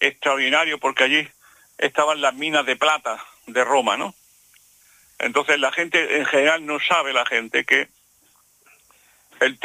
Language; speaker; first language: Spanish; native; Spanish